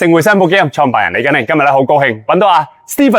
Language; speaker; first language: Cantonese; native; Cantonese